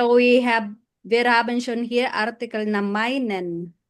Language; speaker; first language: German; non-native, fluent; Filipino